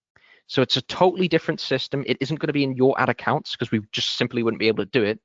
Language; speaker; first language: English; native; English